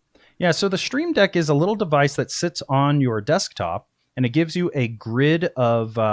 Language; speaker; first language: English; native; English